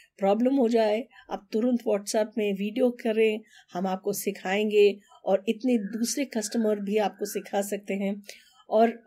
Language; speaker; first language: Hindi; non-native, local second language; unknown